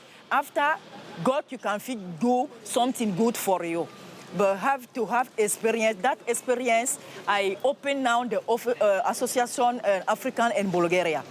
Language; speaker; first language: English; non-native, learner; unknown